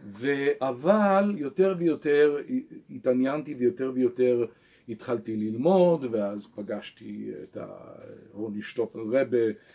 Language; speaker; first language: Hebrew; non-native, local second language; English